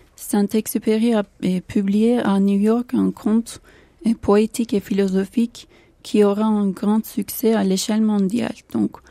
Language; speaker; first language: French; non-native, learner; Turkish